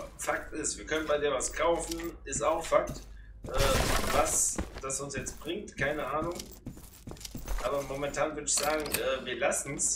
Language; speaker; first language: German; native; German